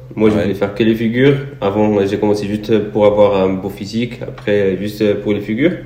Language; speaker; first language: French; non-native, local second language; Arabic